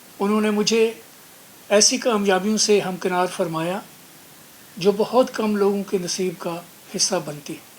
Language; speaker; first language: Urdu; non-native, local second language; Punjabi